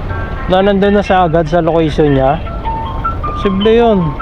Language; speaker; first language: Filipino; native; Filipino